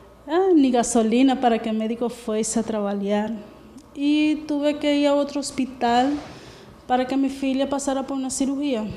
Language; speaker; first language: Portuguese; non-native, learner; Spanish